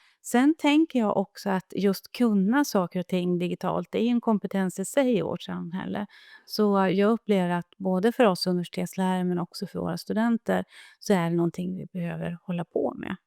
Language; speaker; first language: Swedish; native; Swedish